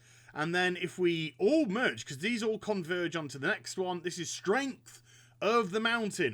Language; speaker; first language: English; native; English